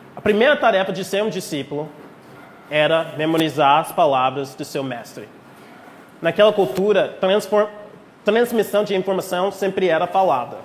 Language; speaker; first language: Portuguese; non-native, fluent; English